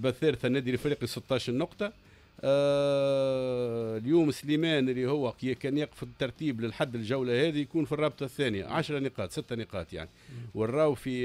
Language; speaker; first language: Arabic; native; Arabic